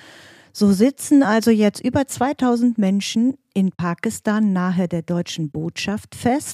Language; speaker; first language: German; native; German